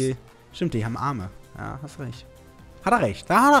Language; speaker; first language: German; native; German